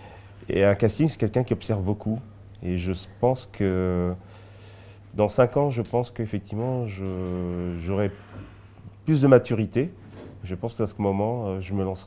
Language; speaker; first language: French; early bilingual, other home language; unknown